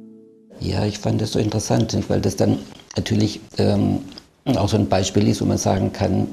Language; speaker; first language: German; native; German